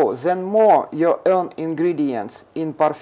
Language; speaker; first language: English; non-native, learner; Russian